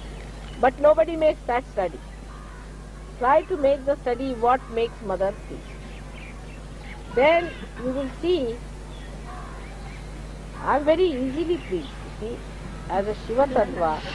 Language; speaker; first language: English; non-native, local second language; Hindi